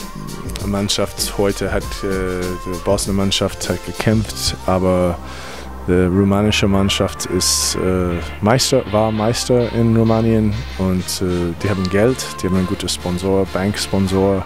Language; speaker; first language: German; non-native, fluent; English